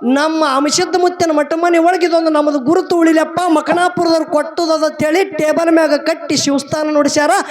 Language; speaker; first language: Kannada; native; Kannada